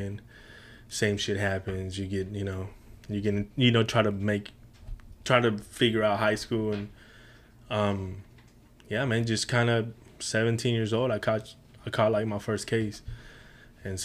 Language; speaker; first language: English; non-native, fluent; Spanish